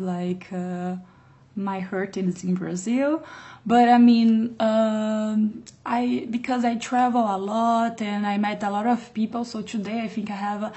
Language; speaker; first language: English; non-native, learner; Portuguese